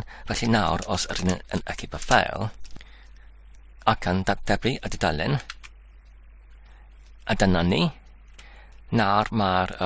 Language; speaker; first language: Welsh; non-native, learner; English